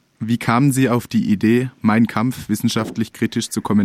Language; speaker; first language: German; native; German